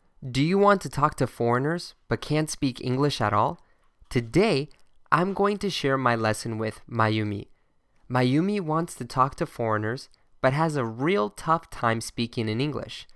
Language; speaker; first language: English; native; English